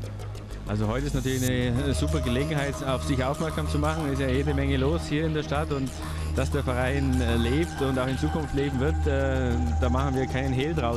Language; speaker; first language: German; native; German